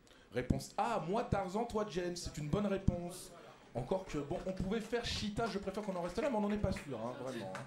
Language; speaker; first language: French; native; French